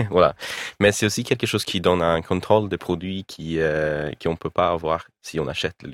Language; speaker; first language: French; non-native, learner; Swedish